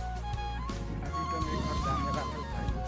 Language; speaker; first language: Hindi; non-native, local second language; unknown